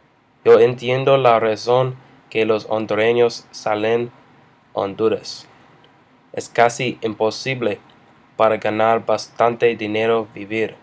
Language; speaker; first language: Spanish; non-native, learner; English